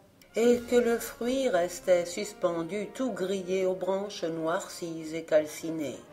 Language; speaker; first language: French; native; French